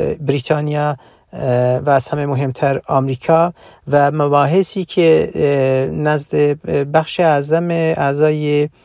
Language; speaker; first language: Persian; non-native, local second language; Central Kurdish